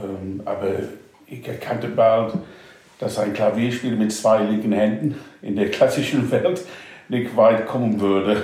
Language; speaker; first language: German; non-native, fluent; English